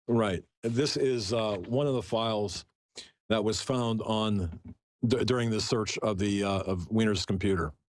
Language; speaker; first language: English; native; English